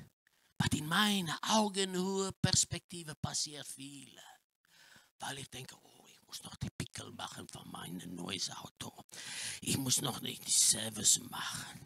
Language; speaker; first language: German; non-native, learner; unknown